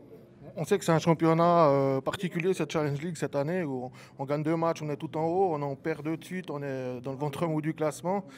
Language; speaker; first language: French; native; French